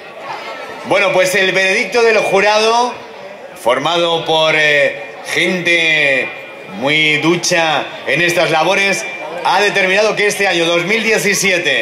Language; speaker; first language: Spanish; native; Spanish